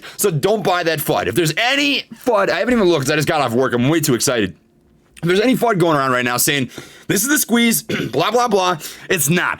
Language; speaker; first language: English; native; English